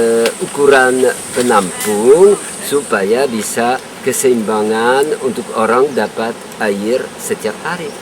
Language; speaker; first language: Indonesian; non-native, learner; French